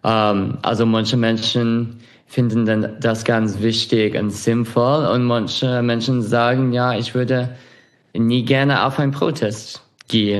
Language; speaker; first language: German; non-native, fluent; English